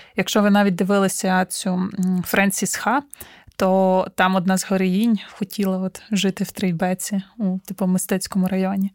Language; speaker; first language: Ukrainian; native; Ukrainian